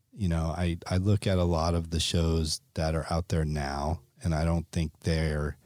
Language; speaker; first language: English; native; English